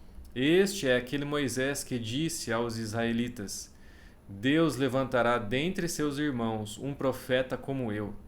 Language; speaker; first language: Portuguese; native; Portuguese